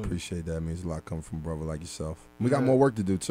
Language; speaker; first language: English; native; English